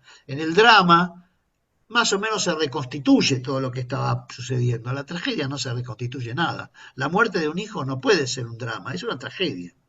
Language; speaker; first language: Spanish; native; Spanish